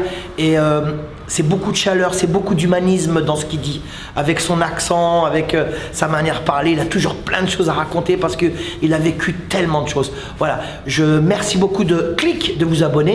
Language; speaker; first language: French; native; French